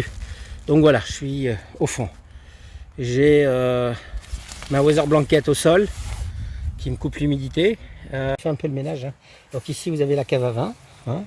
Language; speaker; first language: French; native; French